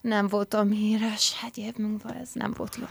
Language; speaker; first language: Hungarian; early bilingual, heritage; English